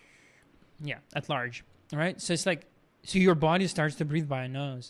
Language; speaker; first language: English; non-native, fluent; Russian